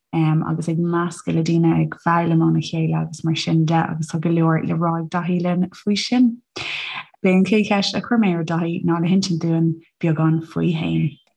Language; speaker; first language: Irish; non-native, local second language; English